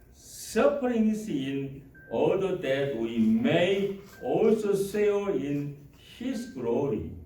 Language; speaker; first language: English; non-native, learner; Korean